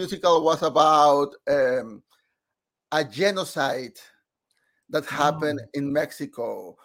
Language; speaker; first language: English; non-native, fluent; Spanish